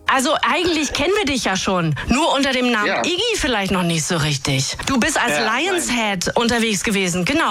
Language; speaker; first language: German; native; German